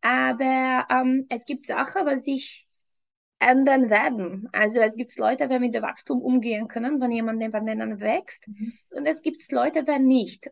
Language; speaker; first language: German; non-native, fluent; Hungarian